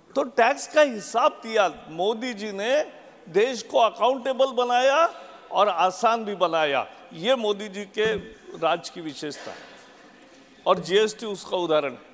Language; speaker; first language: Hindi; non-native, local second language; Marathi